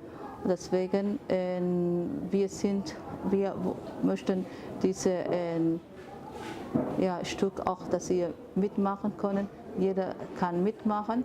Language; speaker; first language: German; non-native, fluent; Somali